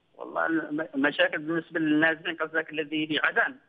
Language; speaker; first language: Arabic; native; Arabic